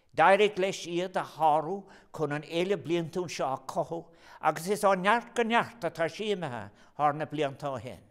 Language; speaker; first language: Irish; non-native, local second language; English